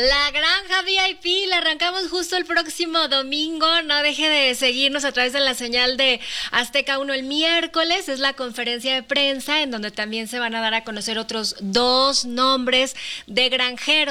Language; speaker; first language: Spanish; native; Spanish